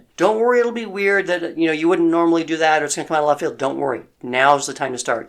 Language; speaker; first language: English; native; English